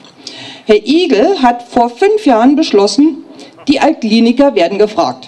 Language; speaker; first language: German; native; German